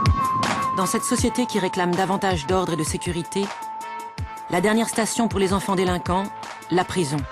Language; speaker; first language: French; native; French